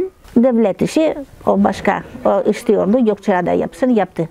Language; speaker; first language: Turkish; non-native, local second language; Greek